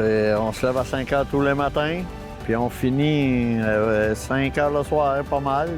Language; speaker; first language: French; native; French